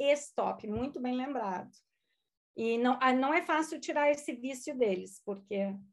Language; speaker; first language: Portuguese; non-native, local second language; German